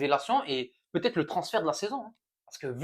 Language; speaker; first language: French; native; French